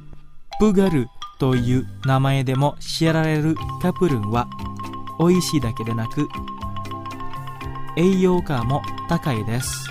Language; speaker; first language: Japanese; non-native, fluent; Indonesian